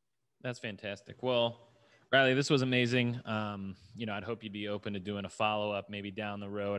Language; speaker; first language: English; native; English